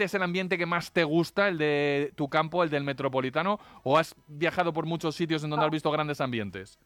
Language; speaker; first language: Spanish; native; Spanish